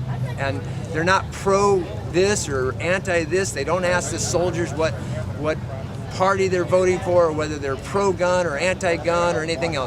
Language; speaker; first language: English; native; English